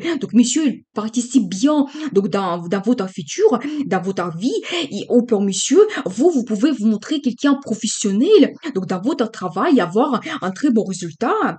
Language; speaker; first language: French; non-native, fluent; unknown